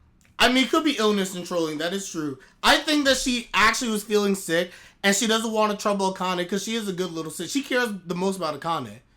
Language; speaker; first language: English; native; English